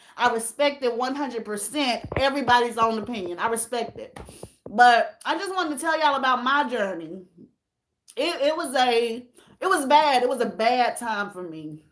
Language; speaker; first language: English; native; English